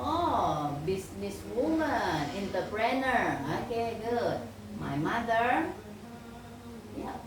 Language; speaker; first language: English; non-native, fluent; Indonesian